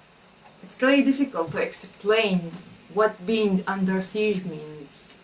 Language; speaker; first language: English; non-native, fluent; Arabic